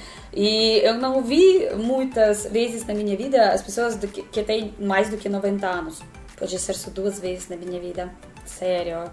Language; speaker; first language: Portuguese; non-native, learner; Russian